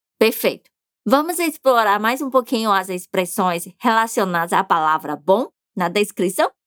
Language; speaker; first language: Portuguese; non-native, fluent; Chinese